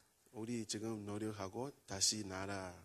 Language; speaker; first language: Korean; non-native, learner; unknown